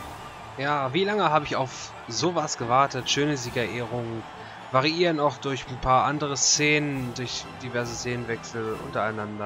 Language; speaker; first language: German; native; German